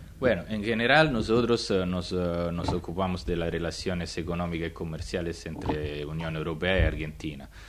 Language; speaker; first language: Spanish; non-native, fluent; Italian